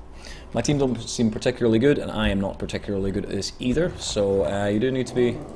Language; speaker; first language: English; native; English